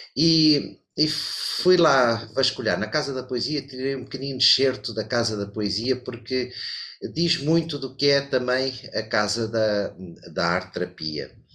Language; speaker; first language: Portuguese; native; Portuguese